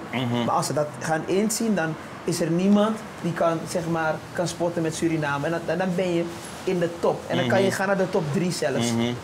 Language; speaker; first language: Dutch; early bilingual, other home language; Papiamento